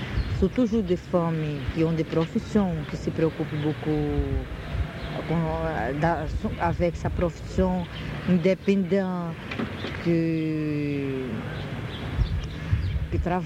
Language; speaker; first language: French; non-native, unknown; Portuguese